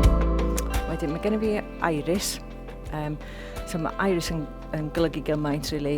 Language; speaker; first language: Welsh; non-native, local second language; English